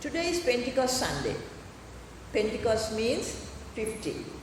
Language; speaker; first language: English; non-native, local second language; Sinhala